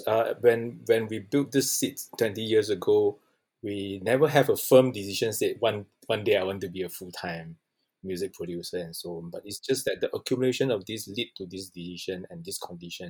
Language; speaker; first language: English; non-native, local second language; Chinese